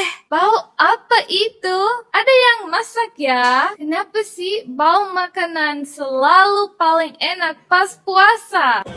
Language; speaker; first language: Indonesian; non-native, fluent; German